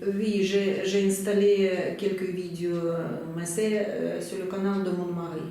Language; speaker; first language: French; non-native, learner; Russian